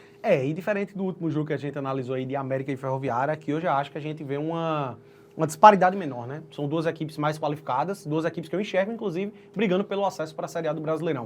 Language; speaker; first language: Portuguese; native; Portuguese